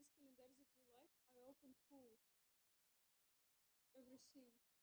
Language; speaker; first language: English; non-native, learner; Russian